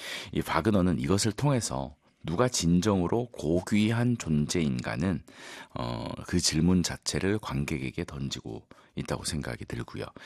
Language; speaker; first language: Korean; native; Korean